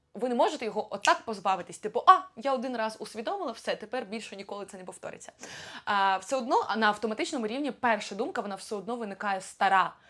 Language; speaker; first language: Ukrainian; non-native, local second language; Russian